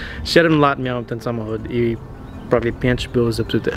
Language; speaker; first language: Polish; non-native, learner; English